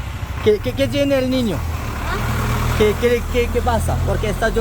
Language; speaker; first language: Spanish; non-native, learner; French